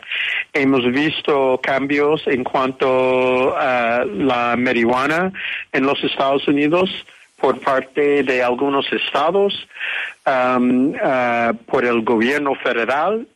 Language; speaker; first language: Spanish; non-native, fluent; English